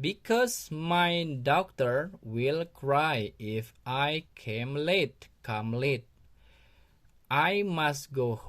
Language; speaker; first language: English; non-native, learner; Indonesian